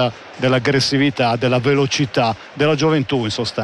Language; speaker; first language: Italian; native; Italian